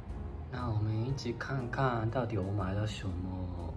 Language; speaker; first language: Chinese; non-native, fluent; Japanese